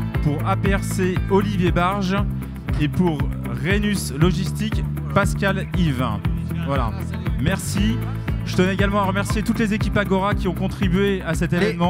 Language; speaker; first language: French; native; French